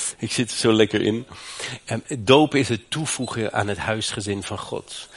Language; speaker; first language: Dutch; non-native, fluent; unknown